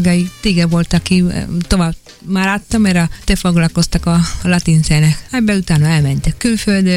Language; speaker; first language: Hungarian; non-native, learner; Spanish